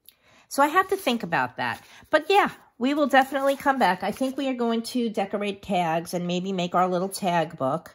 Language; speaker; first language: English; native; English